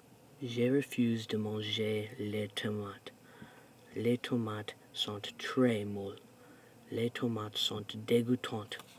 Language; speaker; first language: French; non-native, learner; English